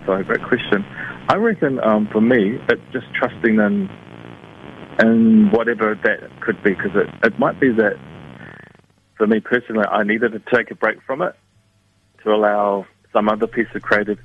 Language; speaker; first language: English; native; English